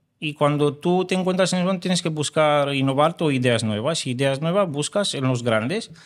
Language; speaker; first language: Spanish; non-native, fluent; Romanian